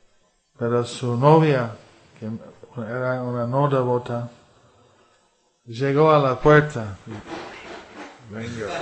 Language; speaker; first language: Spanish; non-native, fluent; English